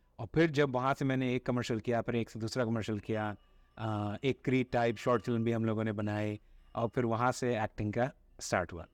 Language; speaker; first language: Urdu; native; Urdu